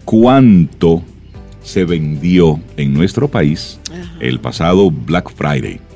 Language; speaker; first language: Spanish; native; Spanish